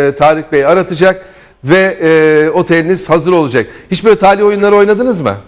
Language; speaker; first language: Turkish; native; Turkish